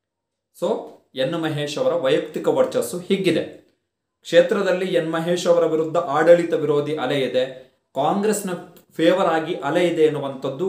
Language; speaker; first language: Kannada; native; Kannada